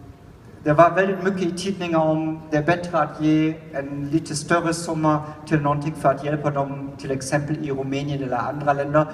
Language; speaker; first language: Swedish; non-native, fluent; German